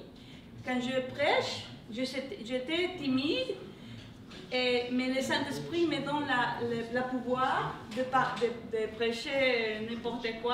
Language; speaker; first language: French; non-native, learner; English